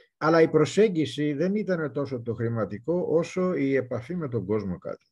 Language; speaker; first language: Greek; native; Greek